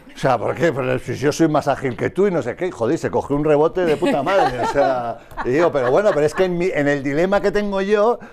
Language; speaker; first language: Spanish; native; Spanish